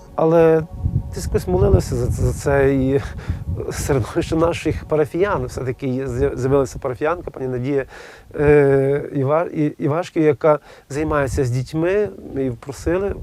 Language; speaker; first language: Ukrainian; native; Ukrainian